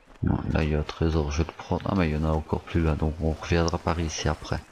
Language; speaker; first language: French; native; French